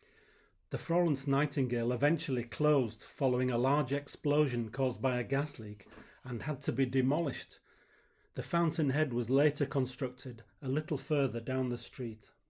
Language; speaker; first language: English; native; English